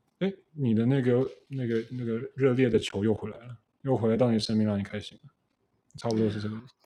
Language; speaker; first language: Chinese; early bilingual, heritage; Chinese